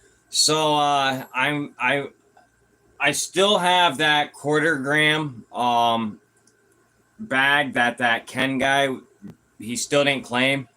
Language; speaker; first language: English; native; English